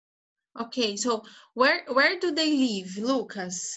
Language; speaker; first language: English; non-native, fluent; Portuguese